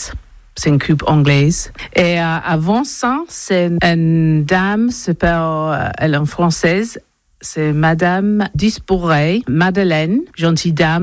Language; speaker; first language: French; non-native, learner; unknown